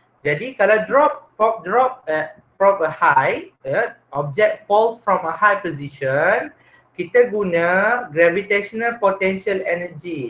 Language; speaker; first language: English; non-native, local second language; Malay